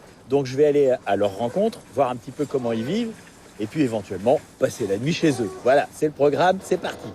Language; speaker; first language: French; native; French